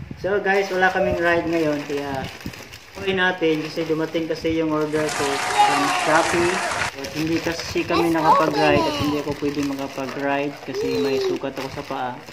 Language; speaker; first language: Filipino; non-native, local second language; Cebuano